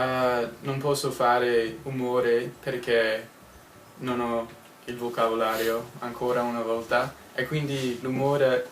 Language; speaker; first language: Italian; non-native, learner; English